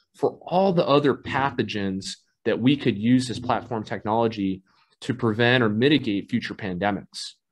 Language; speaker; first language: English; native; English